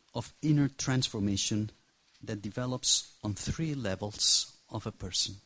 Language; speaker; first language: English; non-native, fluent; Spanish